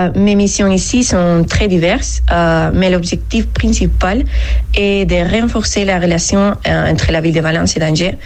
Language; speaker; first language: French; non-native, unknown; Spanish